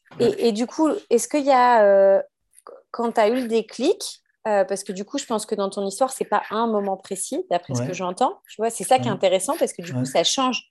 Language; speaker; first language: French; native; French